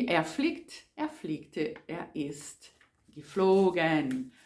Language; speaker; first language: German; non-native, fluent; Portuguese